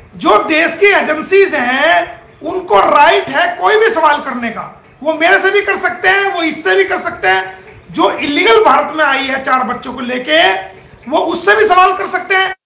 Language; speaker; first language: Hindi; native; Hindi